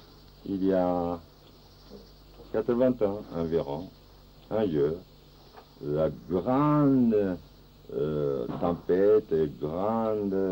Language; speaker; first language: French; non-native, fluent; Japanese